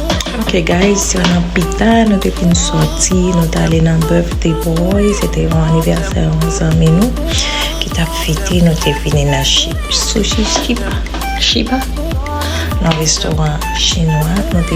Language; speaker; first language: French; non-native, learner; Haitian Creole